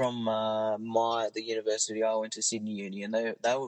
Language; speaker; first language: English; native; English